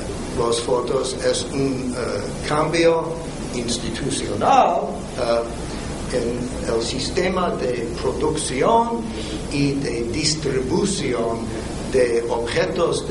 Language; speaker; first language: Spanish; non-native, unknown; English